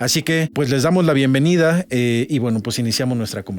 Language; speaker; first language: Spanish; native; Spanish